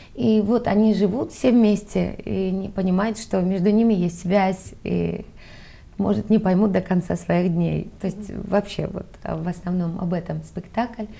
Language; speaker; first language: Russian; non-native, local second language; Armenian